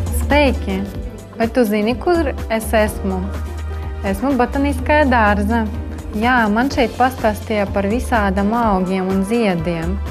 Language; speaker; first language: Latvian; non-native, local second language; Russian